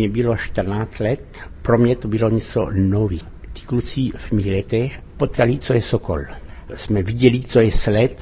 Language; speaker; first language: Czech; early bilingual, heritage; French